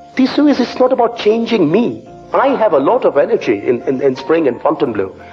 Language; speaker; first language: English; non-native, local second language; Bangla